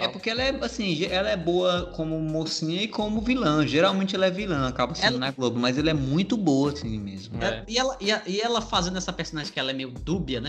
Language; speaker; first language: Portuguese; native; Portuguese